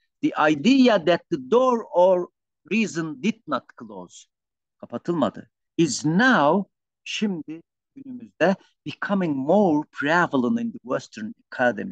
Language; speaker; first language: English; non-native, fluent; Turkish